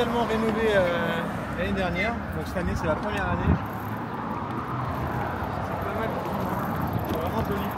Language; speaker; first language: French; native; French